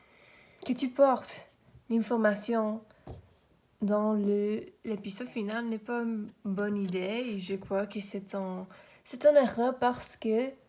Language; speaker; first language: French; non-native, learner; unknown